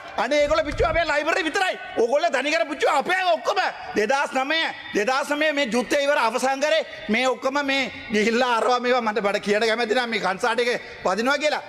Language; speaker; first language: Sinhala; non-native, local second language; Tamil